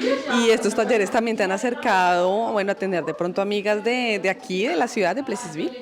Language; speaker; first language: Spanish; native; Spanish